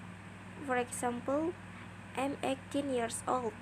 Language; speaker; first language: English; non-native, learner; Indonesian